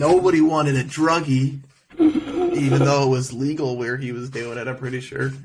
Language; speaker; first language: English; native; English